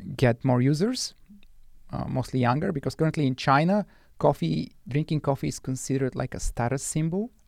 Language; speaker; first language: English; non-native, fluent; Bulgarian